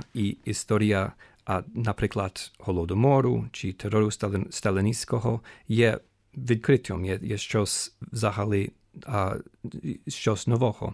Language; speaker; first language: Ukrainian; non-native, fluent; English